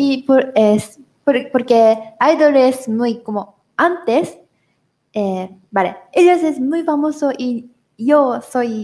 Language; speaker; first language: Spanish; non-native, learner; Japanese